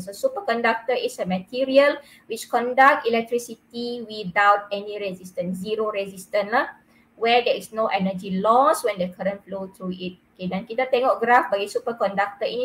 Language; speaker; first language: English; non-native, local second language; Malay